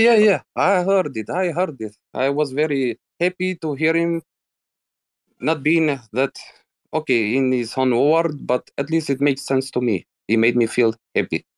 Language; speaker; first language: English; non-native, fluent; Arabic